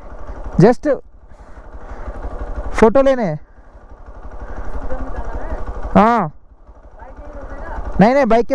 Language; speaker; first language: Hindi; non-native, local second language; Telugu